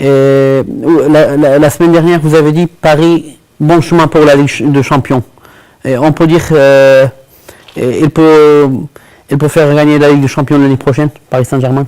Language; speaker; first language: French; non-native, learner; Kurdish